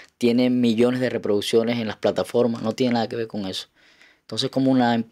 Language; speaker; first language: Spanish; native; Spanish